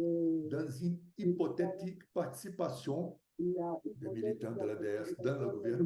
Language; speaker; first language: French; non-native, fluent; Portuguese